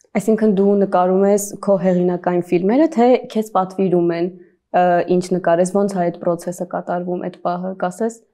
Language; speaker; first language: Armenian; native; Armenian